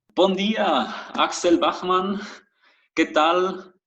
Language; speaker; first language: Spanish; non-native, fluent; German